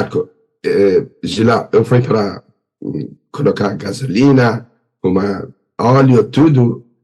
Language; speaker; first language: Portuguese; non-native, learner; Persian